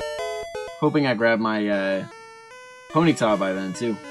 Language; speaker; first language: English; native; English